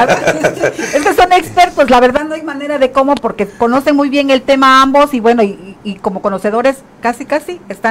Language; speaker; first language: Spanish; native; Spanish